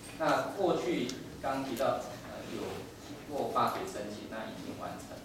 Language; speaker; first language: Chinese; native; Chinese